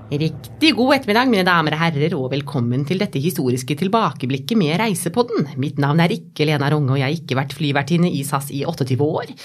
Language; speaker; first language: Norwegian; native; Norwegian